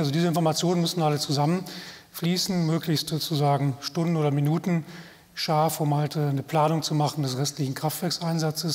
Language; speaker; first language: German; native; German